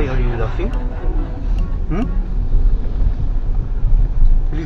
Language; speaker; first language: English; non-native, learner; Korean